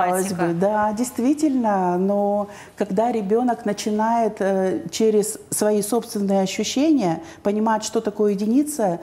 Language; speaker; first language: Russian; native; Russian